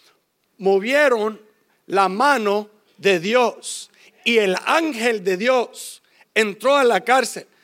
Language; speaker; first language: Spanish; early bilingual, heritage; English